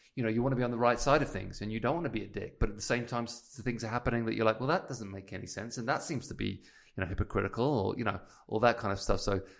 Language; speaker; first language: English; native; English